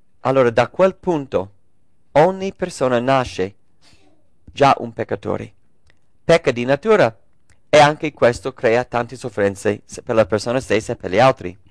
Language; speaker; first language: Italian; non-native, fluent; English